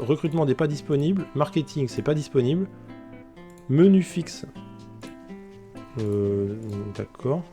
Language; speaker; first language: French; native; French